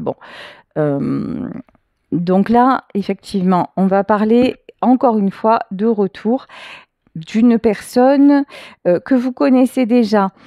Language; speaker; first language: French; native; French